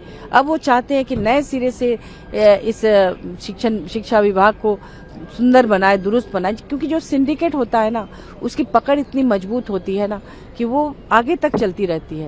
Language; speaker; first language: Hindi; native; Hindi